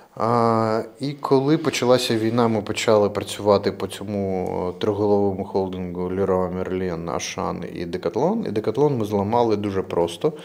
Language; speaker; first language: Ukrainian; non-native, local second language; Russian